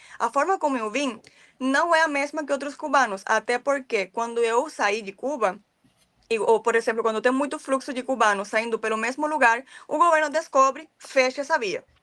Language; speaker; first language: Portuguese; non-native, fluent; Spanish